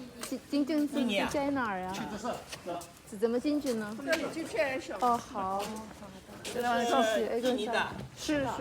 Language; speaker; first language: Chinese; non-native, learner; Indonesian